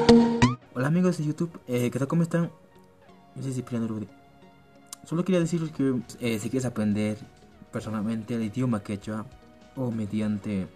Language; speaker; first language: Spanish; non-native, local second language; Quechua